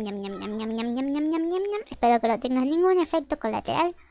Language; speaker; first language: Spanish; native; Spanish